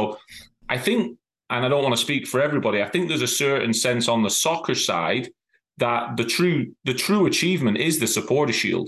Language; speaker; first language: English; native; English